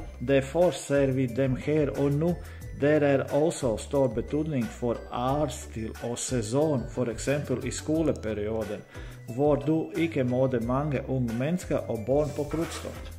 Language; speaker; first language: Swedish; non-native, learner; Danish